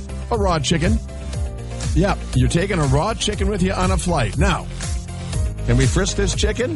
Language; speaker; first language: English; native; English